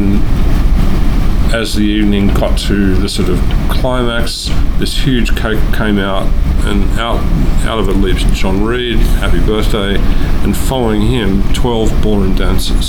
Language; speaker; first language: English; native; English